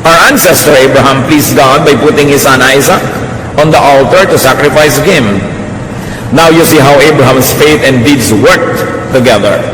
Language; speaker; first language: English; non-native, local second language; Filipino